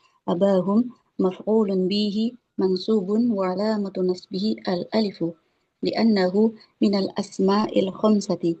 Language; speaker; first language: Arabic; non-native, learner; Indonesian